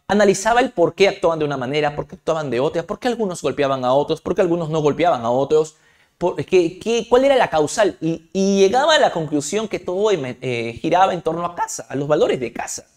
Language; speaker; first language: Spanish; native; Spanish